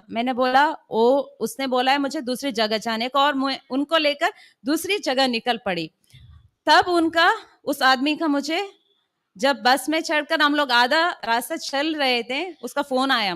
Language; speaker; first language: Hindi; non-native, local second language; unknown